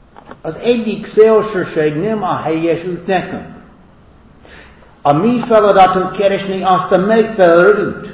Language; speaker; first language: Hungarian; non-native, fluent; English